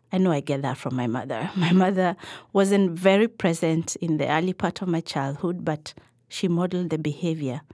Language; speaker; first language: English; non-native, local second language; Kikuyu